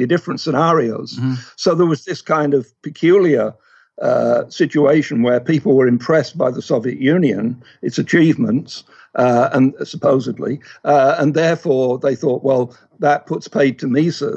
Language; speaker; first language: English; native; English